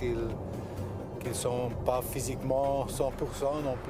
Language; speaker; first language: French; non-native, local second language; Dutch